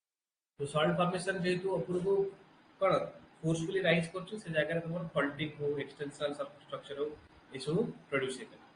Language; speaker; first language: Hindi; non-native, local second language; Odia